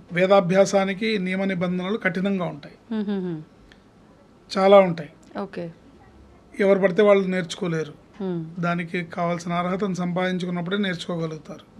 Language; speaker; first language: Telugu; native; Telugu